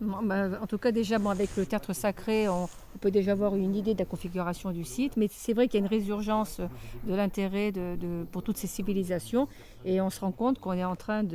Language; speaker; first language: French; native; French